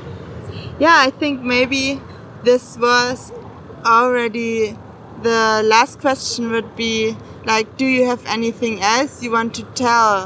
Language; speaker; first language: English; non-native, fluent; German